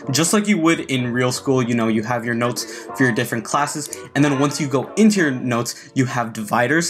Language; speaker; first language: English; native; English